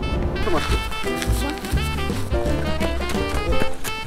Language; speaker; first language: Japanese; native; Japanese